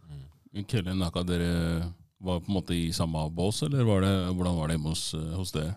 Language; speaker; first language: Norwegian; native; Norwegian